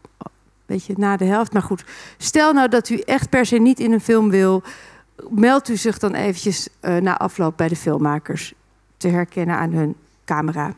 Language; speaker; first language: Dutch; native; Dutch